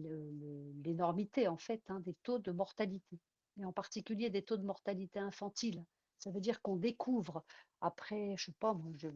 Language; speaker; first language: French; native; French